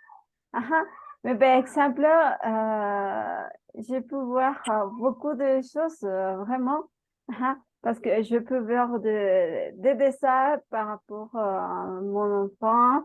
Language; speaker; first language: French; non-native, fluent; Spanish